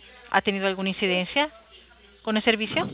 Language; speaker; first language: Spanish; native; Spanish